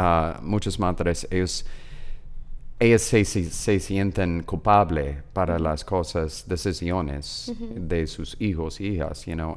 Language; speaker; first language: Spanish; non-native, learner; English